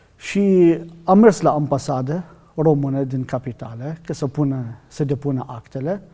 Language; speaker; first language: Romanian; non-native, learner; Arabic